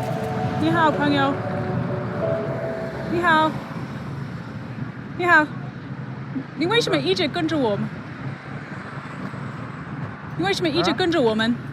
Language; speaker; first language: Chinese; non-native, learner; English